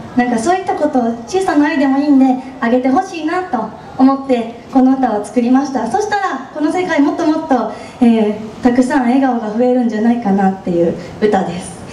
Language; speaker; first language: Japanese; native; Japanese